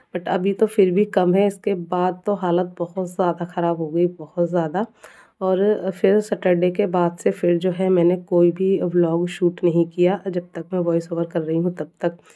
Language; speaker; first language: Hindi; native; Hindi